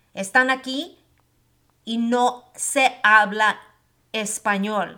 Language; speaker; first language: Spanish; early bilingual, heritage; Spanish